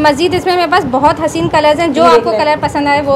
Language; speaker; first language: Urdu; native; Urdu